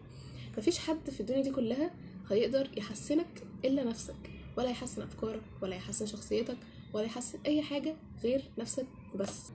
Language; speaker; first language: Arabic; native; Arabic